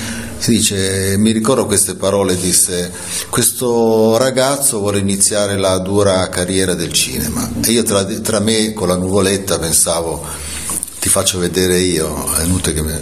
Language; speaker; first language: Italian; native; Italian